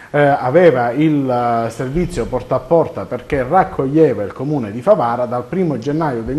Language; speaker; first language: Italian; native; Italian